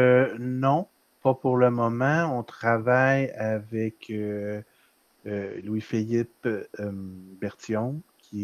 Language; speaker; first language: French; native; French